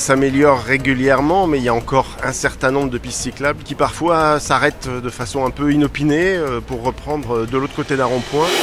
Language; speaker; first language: French; native; French